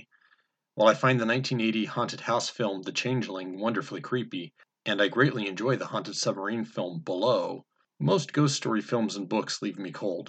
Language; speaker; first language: English; native; English